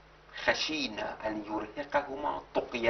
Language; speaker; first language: Arabic; native; Arabic